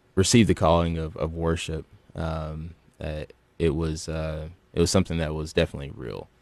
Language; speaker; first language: English; native; English